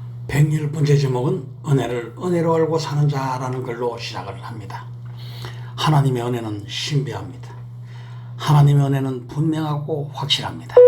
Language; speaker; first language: Korean; native; Korean